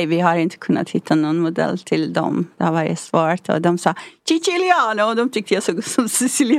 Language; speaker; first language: Swedish; non-native, fluent; Persian